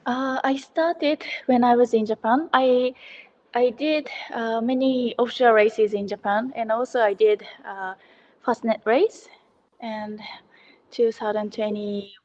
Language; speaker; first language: English; non-native, learner; Japanese